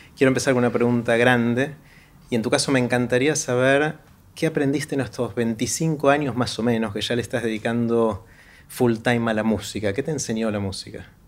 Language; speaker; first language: Spanish; native; Spanish